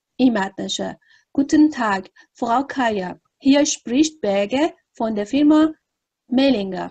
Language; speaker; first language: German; non-native, fluent; Persian